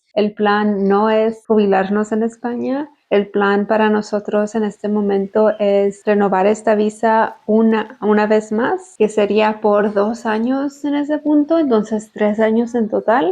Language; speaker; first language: Spanish; early bilingual, heritage; Spanish